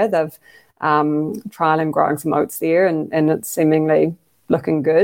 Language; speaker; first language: English; native; English